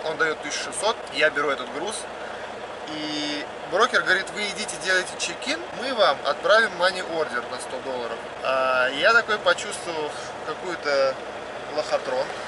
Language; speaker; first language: Russian; native; Russian